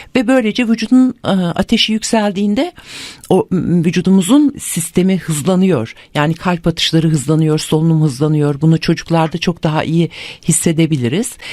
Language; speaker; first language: Turkish; native; Turkish